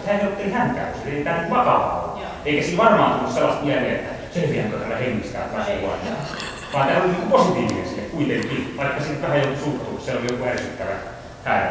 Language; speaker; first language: Finnish; native; Finnish